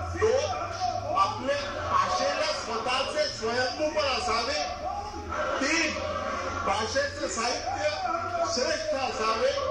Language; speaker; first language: Marathi; native; Marathi